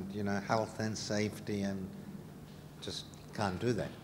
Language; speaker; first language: English; non-native, fluent; Hungarian